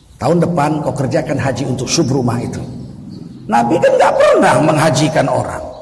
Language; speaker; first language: Indonesian; native; Indonesian